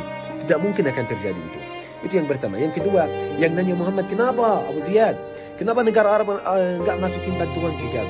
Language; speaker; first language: Indonesian; non-native, fluent; Arabic